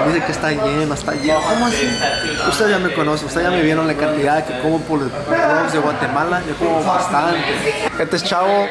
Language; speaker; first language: Spanish; early bilingual, heritage; Spanish